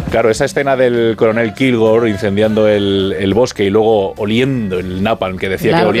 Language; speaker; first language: Spanish; native; Spanish